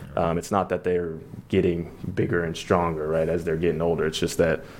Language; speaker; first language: English; native; English